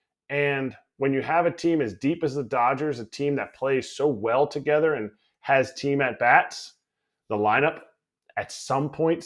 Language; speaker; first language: English; native; English